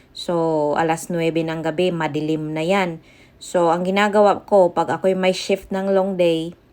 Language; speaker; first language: Filipino; non-native, local second language; Cebuano